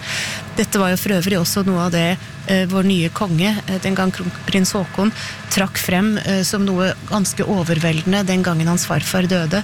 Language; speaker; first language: Norwegian; native; Norwegian